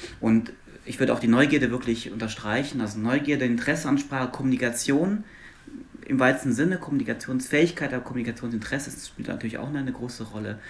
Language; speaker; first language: German; non-native, local second language; Luxembourgish